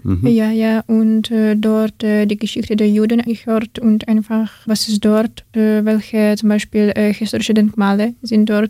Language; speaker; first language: German; non-native, learner; Ukrainian